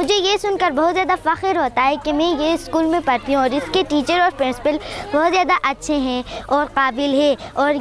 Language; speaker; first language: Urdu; non-native, local second language; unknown